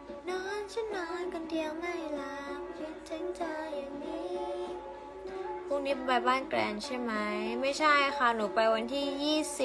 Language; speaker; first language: Thai; native; Thai